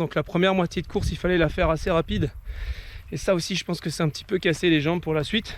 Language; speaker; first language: French; native; French